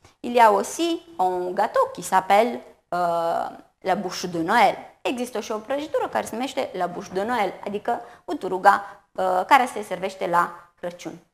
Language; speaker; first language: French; non-native, fluent; Romanian